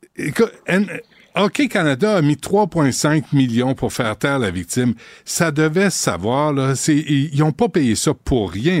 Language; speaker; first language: French; native; French